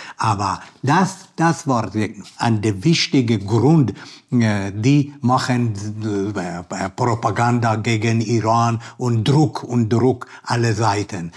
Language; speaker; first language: German; non-native, learner; Persian